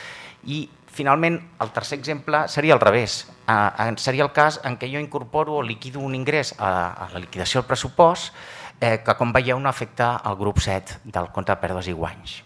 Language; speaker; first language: Catalan; native; Catalan